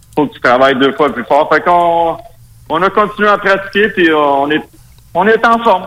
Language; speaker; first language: French; non-native, local second language; Spanish